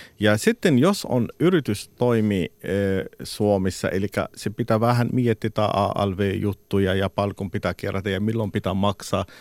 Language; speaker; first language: Finnish; non-native, fluent; Arabic